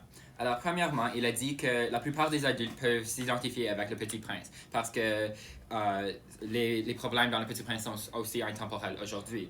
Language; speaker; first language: French; non-native, local second language; English